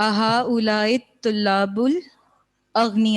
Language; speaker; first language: Arabic; non-native, learner; Urdu